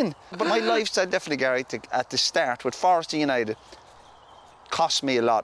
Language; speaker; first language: English; native; English